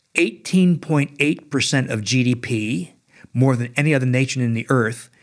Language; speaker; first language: English; native; English